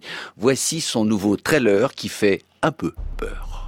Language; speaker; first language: French; native; French